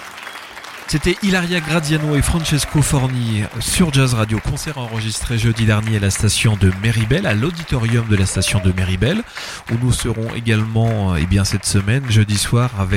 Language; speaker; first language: French; native; French